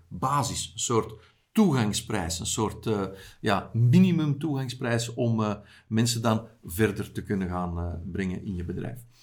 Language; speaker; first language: Dutch; native; Dutch